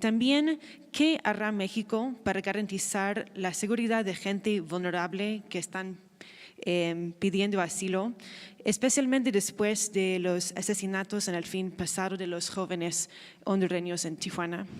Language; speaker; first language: Spanish; non-native, fluent; English